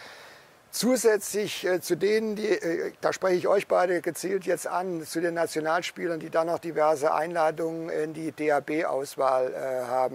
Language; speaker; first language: German; native; German